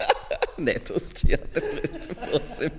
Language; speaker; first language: Czech; non-native, learner; German